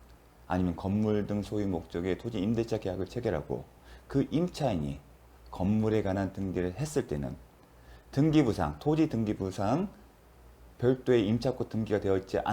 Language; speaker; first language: Korean; native; Korean